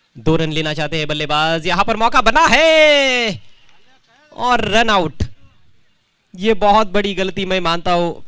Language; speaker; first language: Hindi; non-native, local second language; Marathi